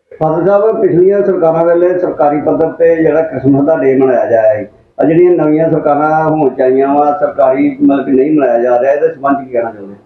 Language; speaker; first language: Punjabi; non-native, local second language; Malayalam